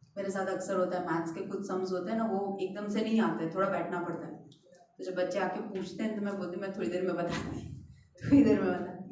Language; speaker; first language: Hindi; non-native, local second language; Malayalam